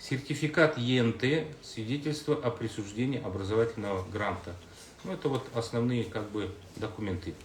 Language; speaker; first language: Russian; non-native, local second language; Kazakh